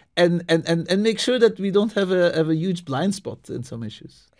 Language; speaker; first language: English; non-native, fluent; Dutch